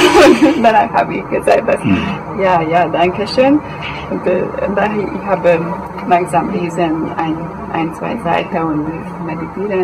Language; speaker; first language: German; non-native, learner; Hungarian